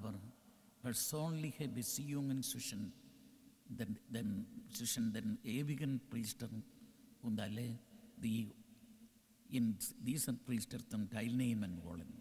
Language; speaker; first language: German; non-native, learner; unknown